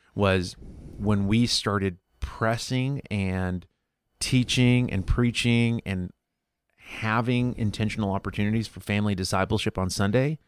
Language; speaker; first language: English; early bilingual, other home language; Spanish